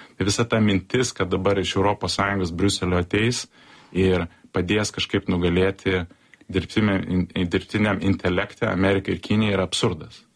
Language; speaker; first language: Lithuanian; early bilingual, heritage; Lithuanian